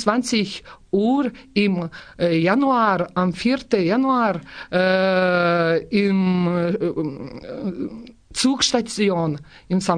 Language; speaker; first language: German; non-native, learner; Lithuanian